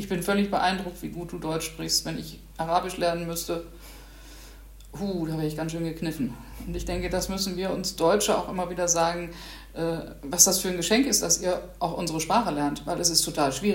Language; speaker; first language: German; native; German